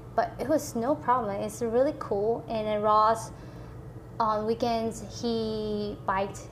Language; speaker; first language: English; non-native, fluent; Korean